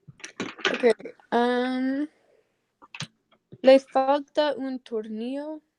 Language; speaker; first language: Spanish; non-native, learner; English